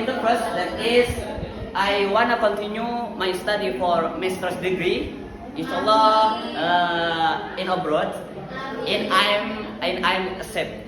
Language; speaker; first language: English; non-native, learner; Indonesian